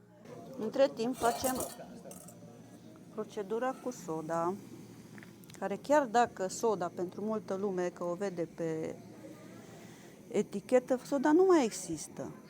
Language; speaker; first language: Romanian; native; Romanian